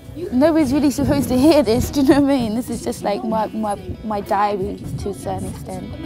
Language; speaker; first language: English; native; English